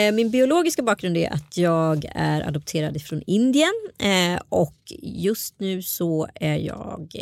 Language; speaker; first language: Swedish; early bilingual, other home language; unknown